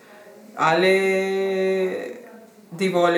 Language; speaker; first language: German; non-native, learner; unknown